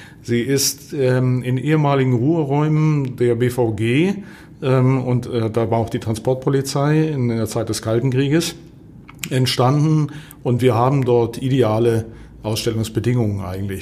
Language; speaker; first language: German; native; German